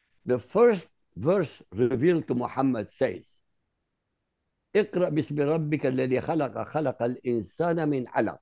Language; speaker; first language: English; non-native, fluent; Arabic